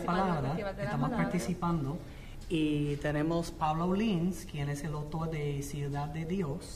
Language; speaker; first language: Spanish; non-native, fluent; English